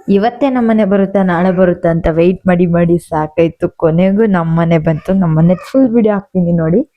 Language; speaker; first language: Kannada; non-native, local second language; Lambadi